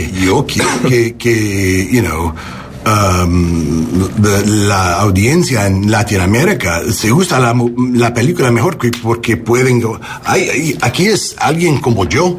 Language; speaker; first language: Spanish; non-native, learner; English